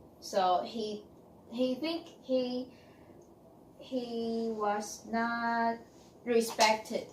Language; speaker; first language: English; non-native, learner; Chinese